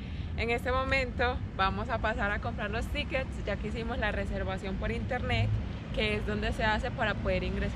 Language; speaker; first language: Spanish; native; Spanish